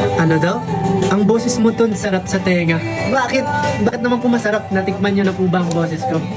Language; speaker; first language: Filipino; non-native, local second language; Waray